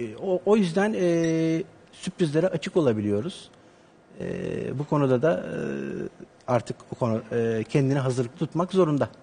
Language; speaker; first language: Turkish; native; Turkish